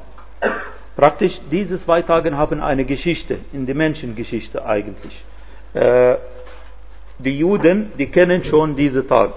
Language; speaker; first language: German; non-native, fluent; Arabic